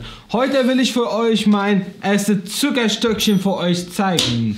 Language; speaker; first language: German; non-native, fluent; Arabic